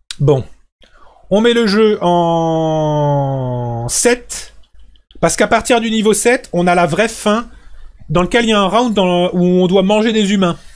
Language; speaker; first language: French; native; French